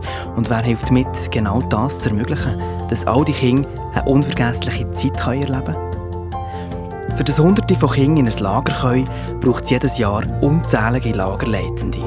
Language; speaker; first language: German; native; German